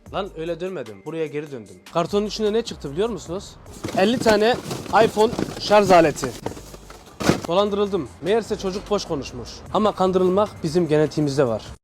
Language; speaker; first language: Turkish; early bilingual, heritage; Turkish